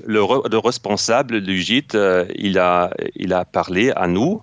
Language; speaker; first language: French; non-native, fluent; German